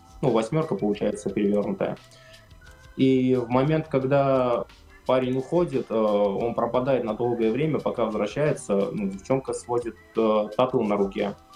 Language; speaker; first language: Russian; non-native, fluent; Kurdish